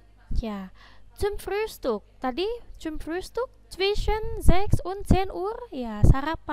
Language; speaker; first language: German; non-native, fluent; Indonesian